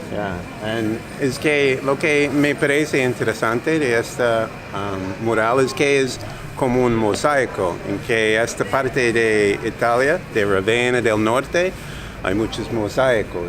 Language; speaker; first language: Spanish; non-native, fluent; English